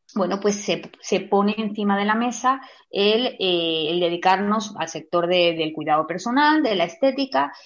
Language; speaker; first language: Spanish; native; Spanish